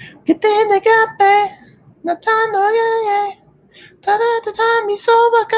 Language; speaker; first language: Korean; non-native, learner; English